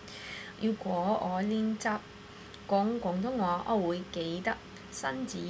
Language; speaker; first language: Cantonese; non-native, learner; English